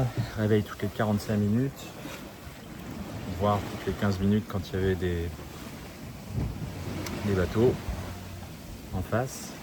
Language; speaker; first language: French; native; French